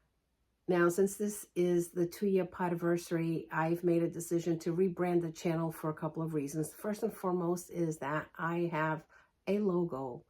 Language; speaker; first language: English; early bilingual, other home language; Portuguese